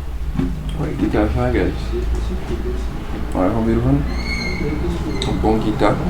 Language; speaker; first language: Portuguese; non-native, learner; Haitian Creole